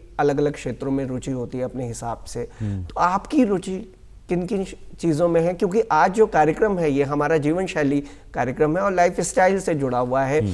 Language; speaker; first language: Hindi; native; Hindi